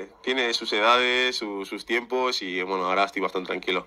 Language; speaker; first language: Spanish; early bilingual, other home language; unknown